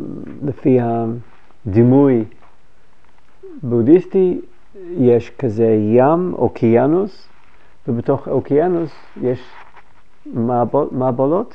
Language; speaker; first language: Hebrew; non-native, fluent; English